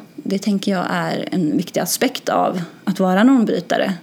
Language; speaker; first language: Swedish; early bilingual, other home language; Arabic